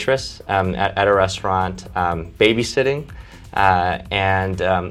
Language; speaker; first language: English; early bilingual, other home language; Chinese